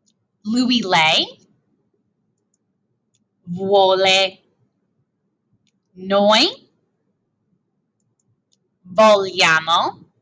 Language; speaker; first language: Italian; non-native, fluent; English